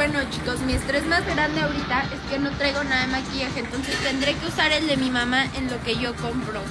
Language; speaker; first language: Spanish; native; Spanish